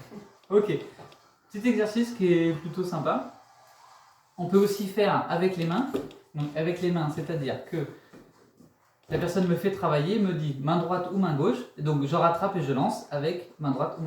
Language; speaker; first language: French; native; French